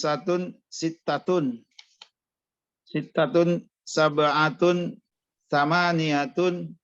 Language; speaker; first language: Arabic; non-native, learner; Indonesian